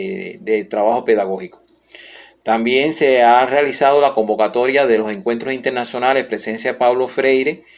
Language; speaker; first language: Spanish; native; Spanish